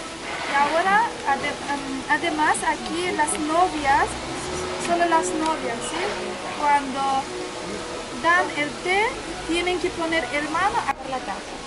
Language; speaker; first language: Spanish; non-native, fluent; Uzbek